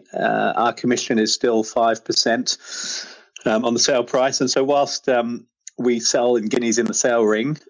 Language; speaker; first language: English; native; English